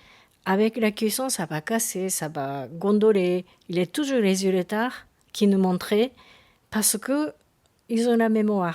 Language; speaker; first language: French; non-native, learner; Japanese